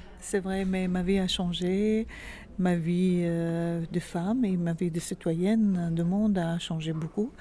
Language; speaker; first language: French; non-native, fluent; Arabic